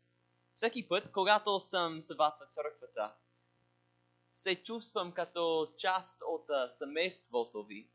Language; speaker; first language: Bulgarian; non-native, learner; English